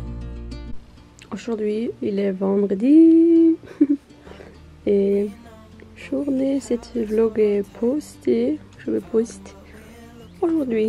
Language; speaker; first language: French; non-native, learner; Norwegian